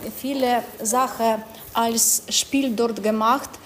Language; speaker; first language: German; non-native, learner; Ukrainian